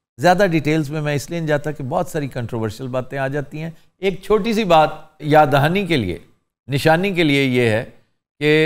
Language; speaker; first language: Urdu; native; Urdu